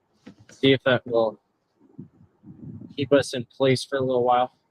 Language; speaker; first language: English; native; English